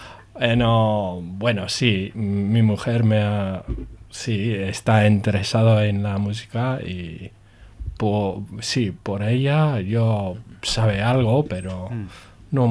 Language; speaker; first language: Spanish; non-native, learner; English